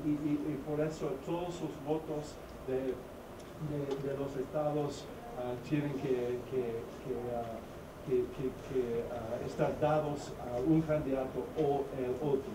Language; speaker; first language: Spanish; non-native, fluent; English